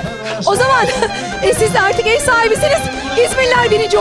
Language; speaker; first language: Turkish; native; Turkish